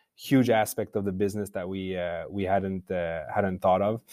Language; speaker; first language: English; native; English